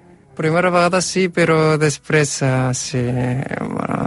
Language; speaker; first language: Catalan; non-native, learner; Korean